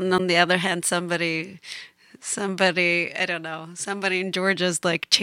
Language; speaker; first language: English; non-native, fluent; Georgian